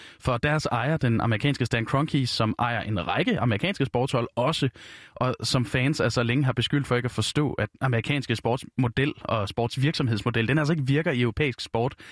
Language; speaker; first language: Danish; native; Danish